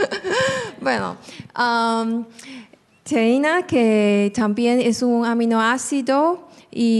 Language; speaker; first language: Spanish; non-native, fluent; Chinese